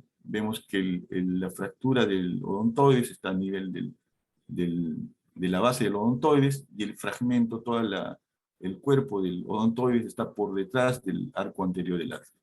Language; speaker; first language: Spanish; native; Spanish